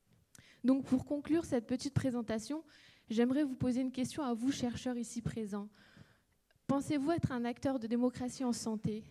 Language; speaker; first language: French; native; French